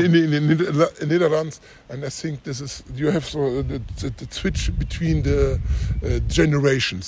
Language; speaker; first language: English; non-native, learner; German